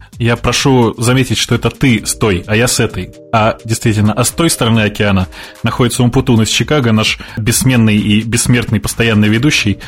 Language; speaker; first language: Russian; native; Russian